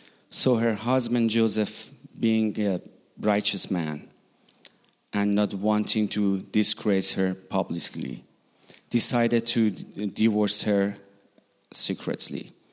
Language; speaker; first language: English; non-native, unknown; Persian